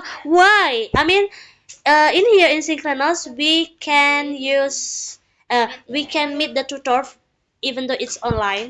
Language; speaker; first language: English; non-native, learner; Indonesian